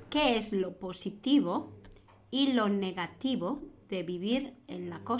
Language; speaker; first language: Spanish; non-native, fluent; English